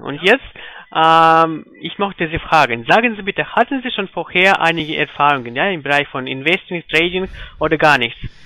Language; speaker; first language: German; non-native, fluent; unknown